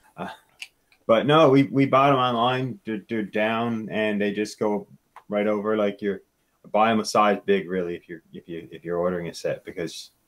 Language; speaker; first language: English; native; English